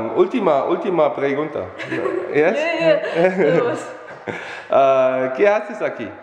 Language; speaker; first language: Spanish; non-native, learner; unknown